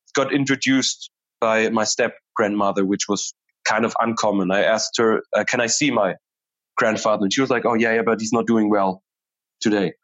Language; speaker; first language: English; non-native, fluent; German